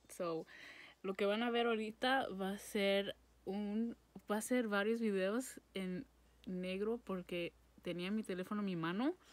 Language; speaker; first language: Spanish; early bilingual, heritage; Spanish